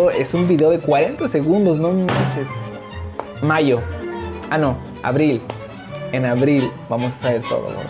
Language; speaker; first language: Spanish; native; Spanish